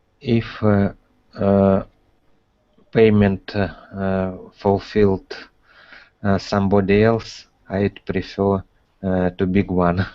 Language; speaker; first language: English; non-native, learner; Russian